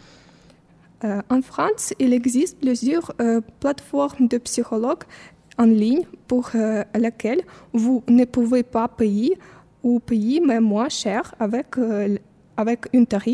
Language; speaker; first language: French; non-native, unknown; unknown